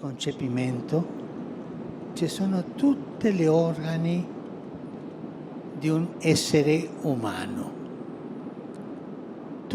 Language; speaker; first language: Italian; non-native, fluent; Spanish